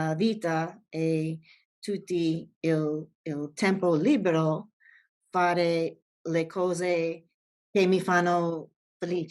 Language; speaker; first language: Italian; non-native, learner; English